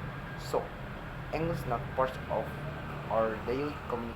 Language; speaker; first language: English; non-native, learner; Indonesian